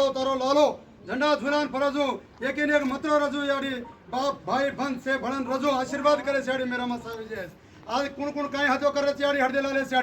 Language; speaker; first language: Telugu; non-native, local second language; Lambadi